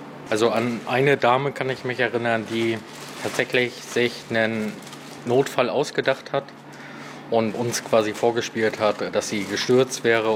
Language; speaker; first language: German; native; German